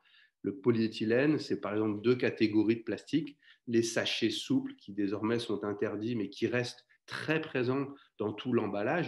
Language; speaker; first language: French; native; French